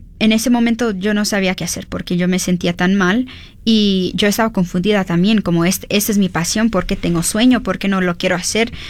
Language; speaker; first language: Spanish; early bilingual, heritage; Spanish